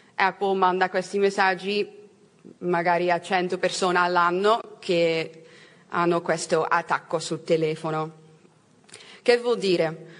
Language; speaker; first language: Italian; non-native, learner; Dutch